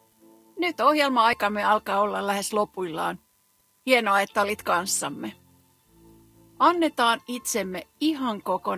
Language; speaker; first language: Finnish; native; Finnish